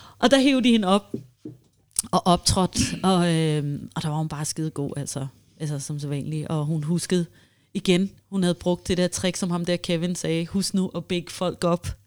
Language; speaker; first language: Danish; early bilingual, heritage; Danish